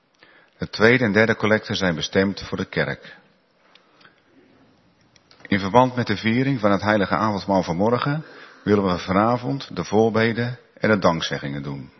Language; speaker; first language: Dutch; native; Dutch